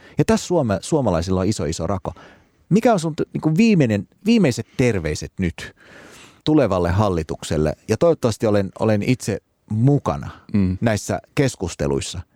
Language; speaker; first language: Finnish; early bilingual, other home language; Arabic